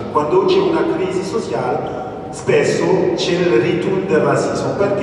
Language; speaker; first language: Italian; early bilingual, other home language; French